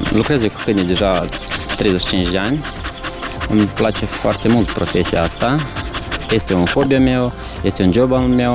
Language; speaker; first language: Romanian; non-native, local second language; Russian